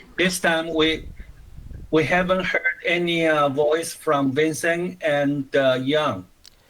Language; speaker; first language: English; non-native, learner; Chinese